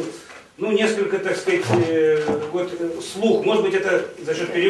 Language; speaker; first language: Russian; native; Russian